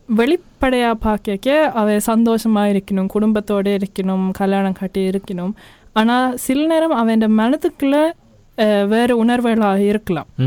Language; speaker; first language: Tamil; early bilingual, heritage; Tamil